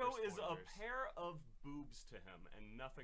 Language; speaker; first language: English; native; English